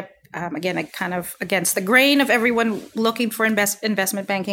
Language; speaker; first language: English; non-native, local second language; Filipino